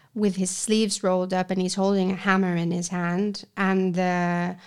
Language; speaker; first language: English; non-native, fluent; Spanish